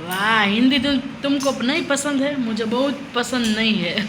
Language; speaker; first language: Hindi; non-native, local second language; Gujarati